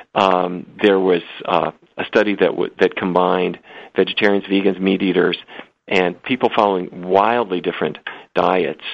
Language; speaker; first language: English; native; English